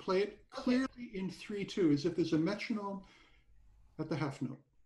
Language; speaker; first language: English; native; English